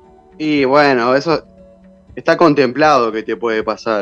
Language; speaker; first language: Spanish; native; Spanish